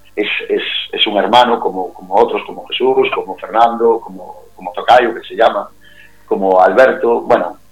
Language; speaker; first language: Spanish; native; Spanish